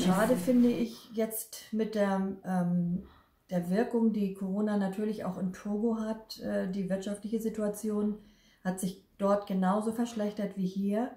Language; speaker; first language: German; native; German